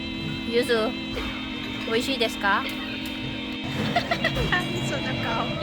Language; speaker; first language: Japanese; non-native, learner; Filipino